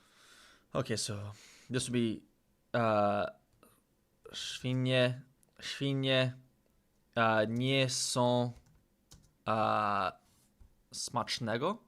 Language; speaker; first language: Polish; non-native, learner; English